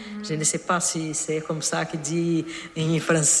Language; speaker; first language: French; non-native, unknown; Portuguese